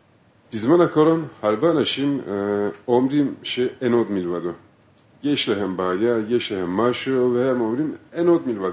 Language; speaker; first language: Hebrew; non-native, fluent; Turkish